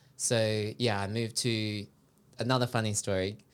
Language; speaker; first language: English; native; English